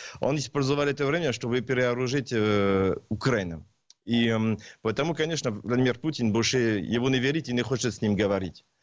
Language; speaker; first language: Russian; non-native, learner; French